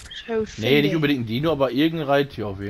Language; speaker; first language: German; native; German